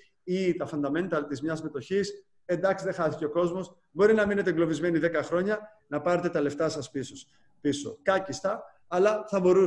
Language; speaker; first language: Greek; native; Greek